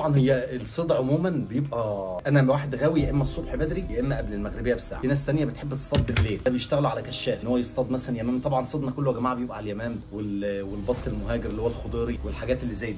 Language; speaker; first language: Arabic; native; Arabic